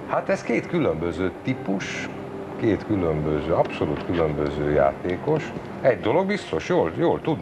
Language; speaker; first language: Hungarian; native; Hungarian